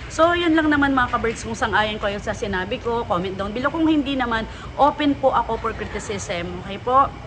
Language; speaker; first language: Filipino; native; Filipino